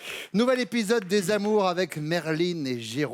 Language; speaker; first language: French; native; French